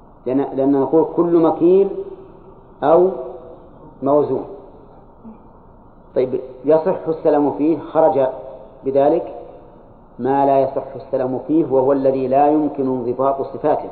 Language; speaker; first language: Arabic; native; Arabic